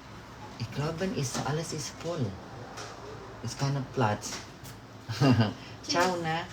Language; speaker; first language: German; non-native, learner; Indonesian